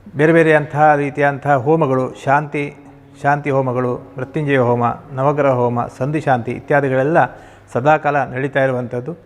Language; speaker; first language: Kannada; native; Kannada